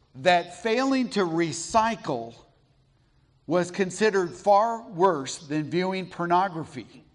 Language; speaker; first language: English; native; English